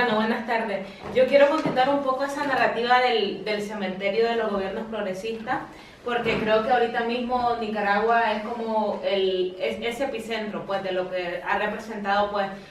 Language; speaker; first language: Spanish; native; Spanish